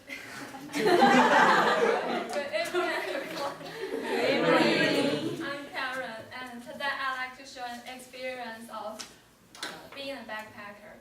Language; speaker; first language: English; non-native, fluent; Chinese